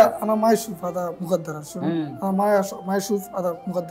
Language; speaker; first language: Arabic; non-native, learner; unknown